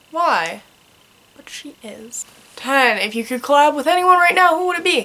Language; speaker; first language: English; native; English